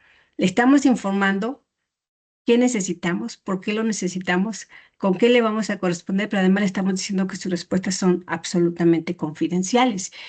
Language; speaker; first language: Spanish; native; Spanish